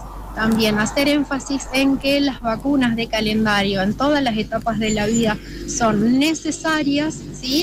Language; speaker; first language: Spanish; native; Spanish